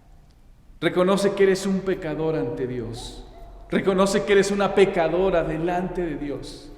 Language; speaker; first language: Spanish; native; Spanish